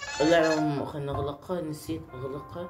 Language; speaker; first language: Arabic; native; Arabic